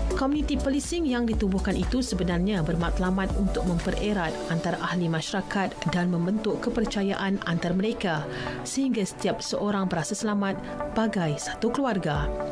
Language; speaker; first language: Malay; native; Malay